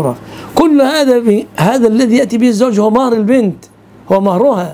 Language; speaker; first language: Arabic; native; Arabic